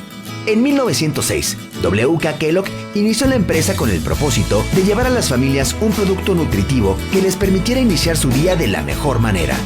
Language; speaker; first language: Spanish; native; Spanish